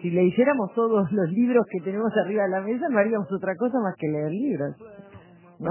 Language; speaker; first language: Spanish; native; Spanish